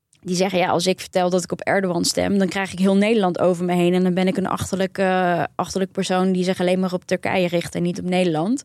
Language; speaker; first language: Dutch; early bilingual, other home language; Turkish